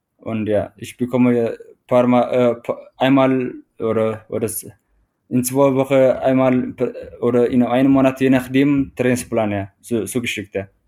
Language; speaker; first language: German; non-native, learner; Tigrinya